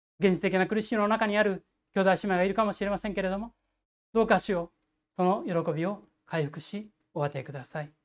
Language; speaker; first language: Japanese; native; Japanese